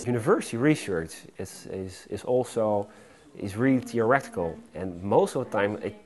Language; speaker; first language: English; non-native, fluent; Dutch